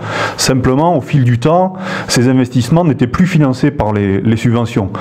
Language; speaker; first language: French; native; French